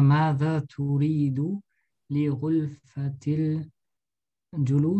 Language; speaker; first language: Arabic; non-native, learner; German